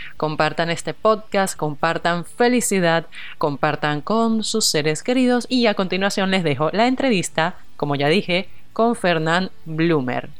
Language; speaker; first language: Spanish; native; Spanish